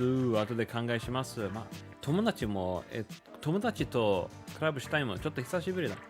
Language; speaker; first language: Japanese; non-native, learner; English